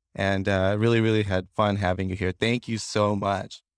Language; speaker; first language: English; non-native, fluent; Italian